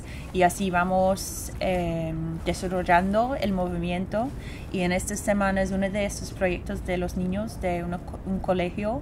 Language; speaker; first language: Spanish; non-native, fluent; English